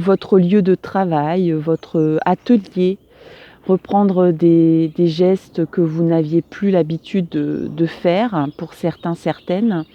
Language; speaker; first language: French; native; French